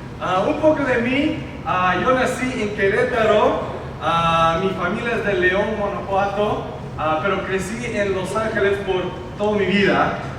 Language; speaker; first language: Spanish; early bilingual, heritage; Spanish